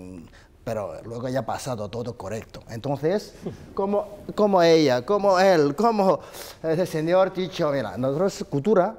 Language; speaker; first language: Spanish; non-native, learner; Chinese